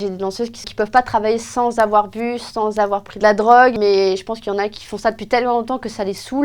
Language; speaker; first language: French; native; French